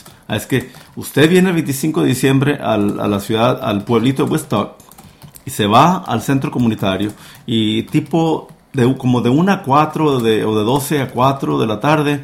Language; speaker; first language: Spanish; native; Spanish